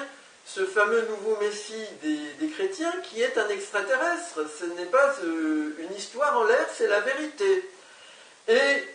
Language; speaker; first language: French; native; French